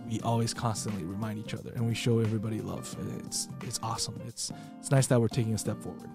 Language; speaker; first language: English; non-native, fluent; Chinese